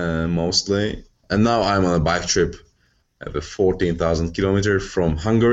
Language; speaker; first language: English; non-native, fluent; Hungarian